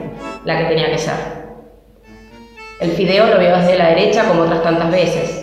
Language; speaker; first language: Spanish; native; Spanish